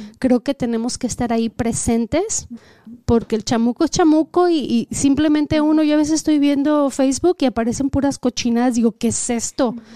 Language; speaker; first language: Spanish; native; Spanish